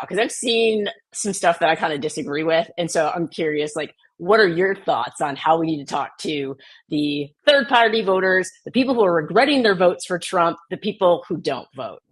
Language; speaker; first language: English; native; English